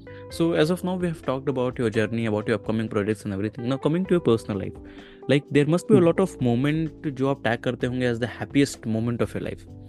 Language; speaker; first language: English; non-native, local second language; Hindi